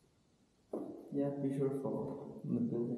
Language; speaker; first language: English; non-native, learner; Spanish